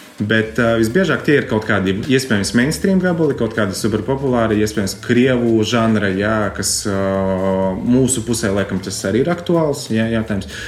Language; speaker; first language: Latvian; non-native, local second language; Russian